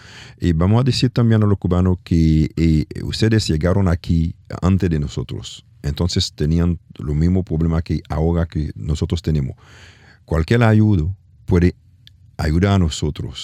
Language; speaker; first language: Spanish; non-native, learner; French